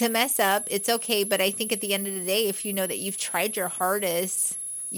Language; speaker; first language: English; native; English